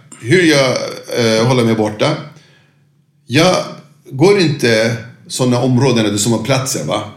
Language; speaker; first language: Swedish; non-native, fluent; Turkish